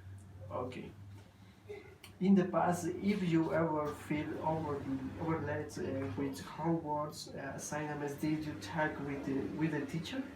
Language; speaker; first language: English; non-native, learner; Spanish